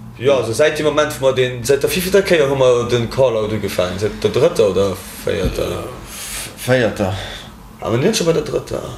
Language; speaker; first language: Luxembourgish; native; Luxembourgish